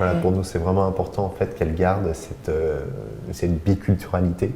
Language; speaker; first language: French; native; French